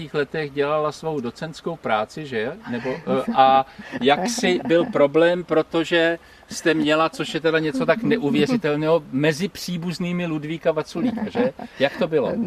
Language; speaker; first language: Czech; native; Czech